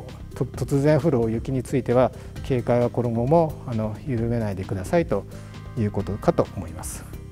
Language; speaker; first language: Japanese; native; Japanese